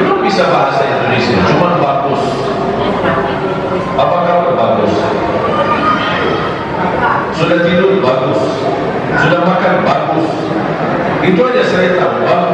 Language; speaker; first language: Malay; non-native, fluent; Arabic